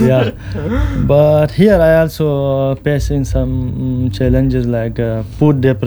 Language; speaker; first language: English; non-native, local second language; Pashto